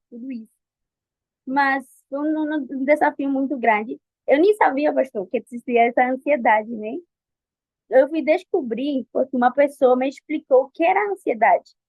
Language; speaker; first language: Portuguese; non-native, fluent; Spanish